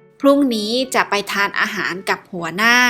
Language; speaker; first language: Thai; native; Thai